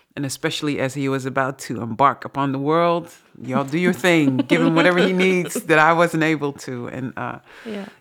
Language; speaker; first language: English; non-native, fluent; Dutch